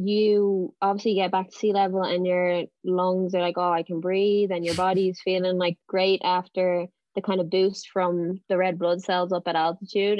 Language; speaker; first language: English; native; English